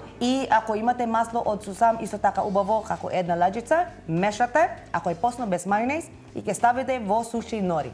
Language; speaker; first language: Macedonian; non-native, learner; Filipino